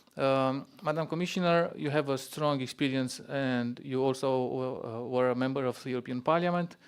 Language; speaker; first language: English; non-native, fluent; Romanian